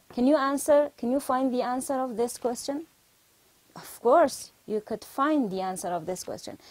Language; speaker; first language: English; non-native, fluent; Persian